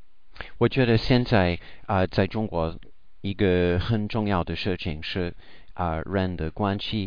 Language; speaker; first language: Chinese; non-native, learner; English